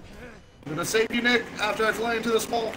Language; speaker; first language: English; native; English